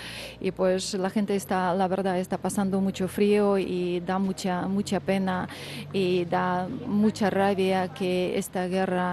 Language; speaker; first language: Spanish; non-native, fluent; Ukrainian